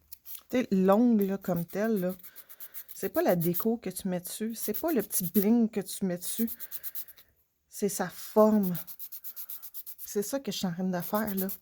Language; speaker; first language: French; native; French